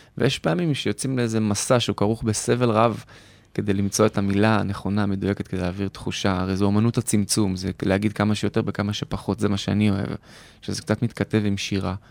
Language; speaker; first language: Hebrew; native; Hebrew